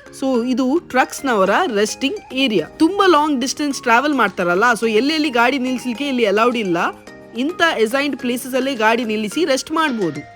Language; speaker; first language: Kannada; non-native, local second language; Tulu